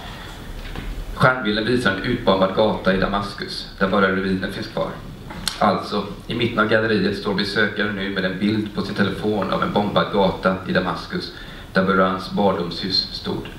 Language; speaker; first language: Swedish; native; Swedish